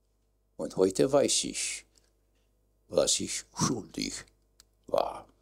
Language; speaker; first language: German; non-native, learner; English